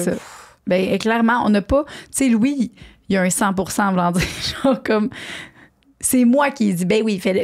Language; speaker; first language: French; native; French